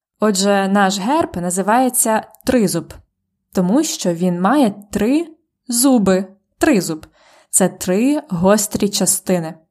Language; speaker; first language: Ukrainian; native; Ukrainian